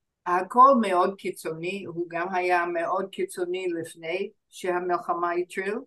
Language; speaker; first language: Hebrew; non-native, fluent; English